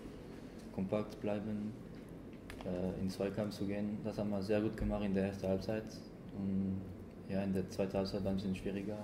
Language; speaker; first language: German; non-native, fluent; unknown